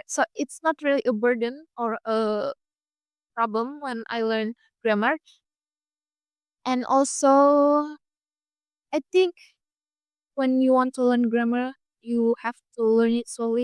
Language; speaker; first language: English; non-native, fluent; Indonesian